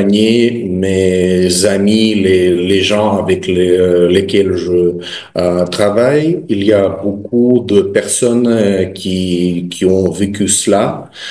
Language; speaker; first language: French; non-native, fluent; Russian